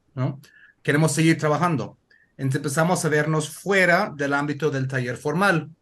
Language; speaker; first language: Spanish; non-native, fluent; English